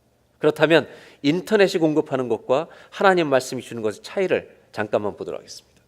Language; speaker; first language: Korean; native; Korean